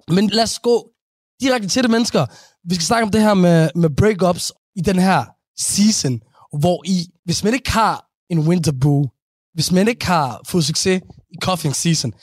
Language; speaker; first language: Danish; early bilingual, other home language; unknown